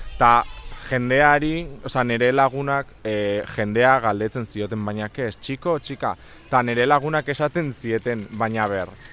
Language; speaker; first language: Basque; non-native, local second language; Spanish